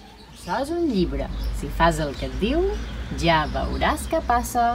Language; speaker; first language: Catalan; native; Catalan